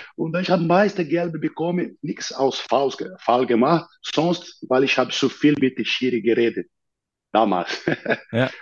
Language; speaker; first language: German; non-native, fluent; Portuguese